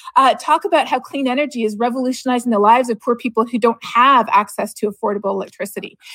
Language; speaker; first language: English; native; English